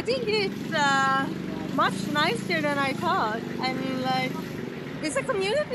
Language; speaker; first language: English; non-native, fluent; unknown